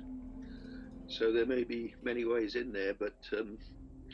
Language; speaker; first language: English; native; English